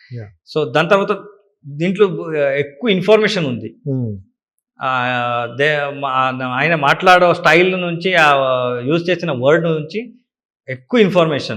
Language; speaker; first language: Telugu; non-native, learner; Kannada